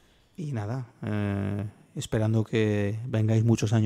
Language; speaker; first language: Spanish; native; Spanish